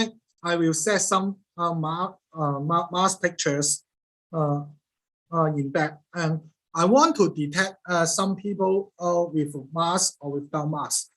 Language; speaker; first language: English; non-native, learner; Cantonese